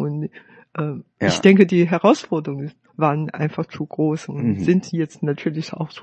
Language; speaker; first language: German; non-native, fluent; Hakka Chinese